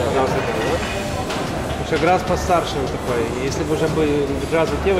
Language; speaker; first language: Russian; native; Russian